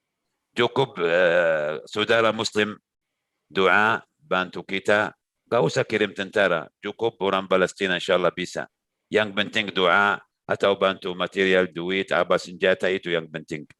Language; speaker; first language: Indonesian; non-native, learner; Arabic